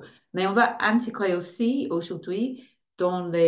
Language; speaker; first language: French; non-native, fluent; English